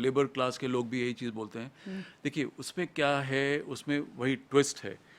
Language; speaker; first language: Hindi; native; Hindi